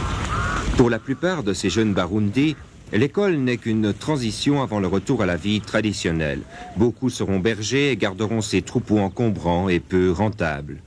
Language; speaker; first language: French; native; French